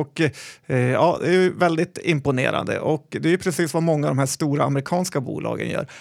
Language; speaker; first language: Swedish; native; Swedish